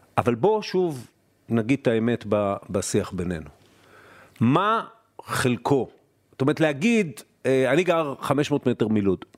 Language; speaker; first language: Hebrew; native; Hebrew